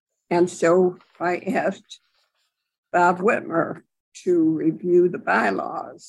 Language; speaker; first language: English; native; English